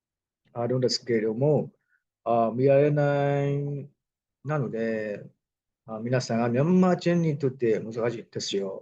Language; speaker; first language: Japanese; non-native, learner; Burmese